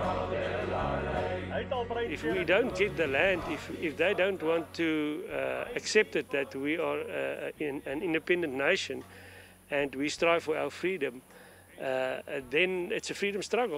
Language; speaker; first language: English; non-native, fluent; Afrikaans